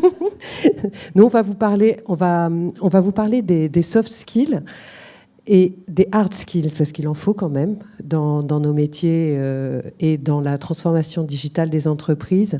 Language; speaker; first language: French; native; French